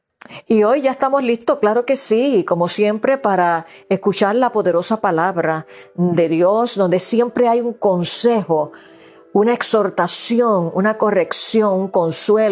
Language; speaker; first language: Spanish; native; Spanish